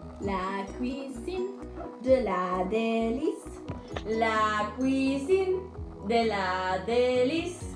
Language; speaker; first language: French; non-native, learner; Spanish